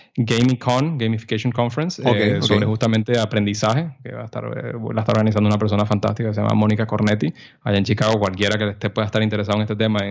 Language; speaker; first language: Spanish; native; Spanish